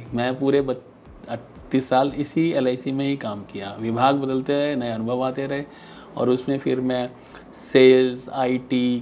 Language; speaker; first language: Hindi; native; Hindi